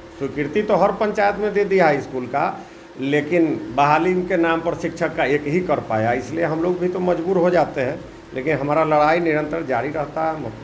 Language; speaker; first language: Hindi; native; Hindi